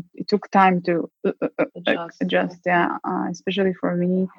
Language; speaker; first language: English; non-native, fluent; Hebrew